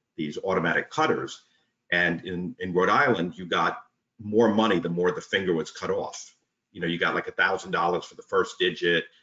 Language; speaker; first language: English; native; English